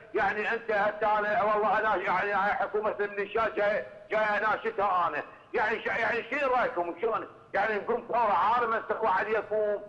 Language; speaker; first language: Arabic; native; Arabic